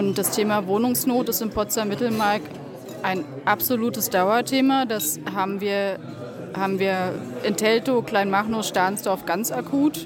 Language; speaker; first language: German; native; German